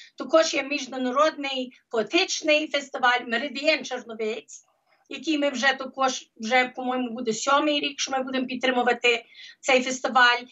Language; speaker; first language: Ukrainian; early bilingual, heritage; Ukrainian